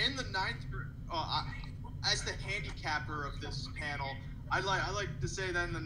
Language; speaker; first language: English; native; English